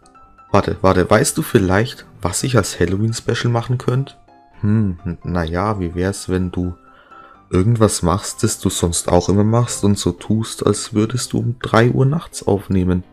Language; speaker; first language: German; native; German